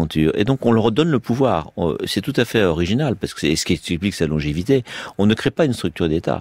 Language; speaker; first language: French; native; French